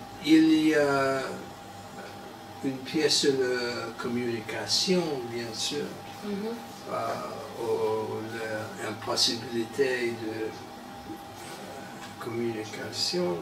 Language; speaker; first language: French; non-native, learner; English